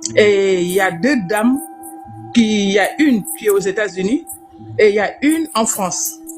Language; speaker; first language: French; non-native, local second language; Wolof